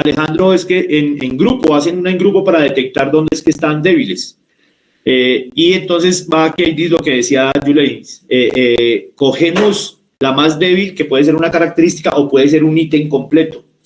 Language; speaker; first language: Spanish; native; Spanish